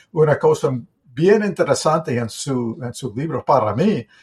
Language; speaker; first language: Spanish; non-native, learner; English